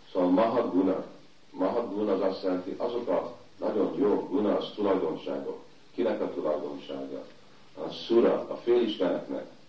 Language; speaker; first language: Hungarian; early bilingual, heritage; Hungarian